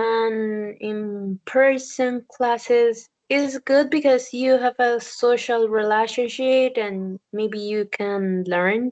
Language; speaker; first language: English; non-native, learner; Spanish